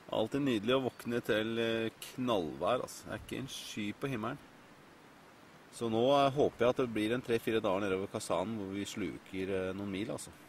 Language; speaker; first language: Norwegian; native; Norwegian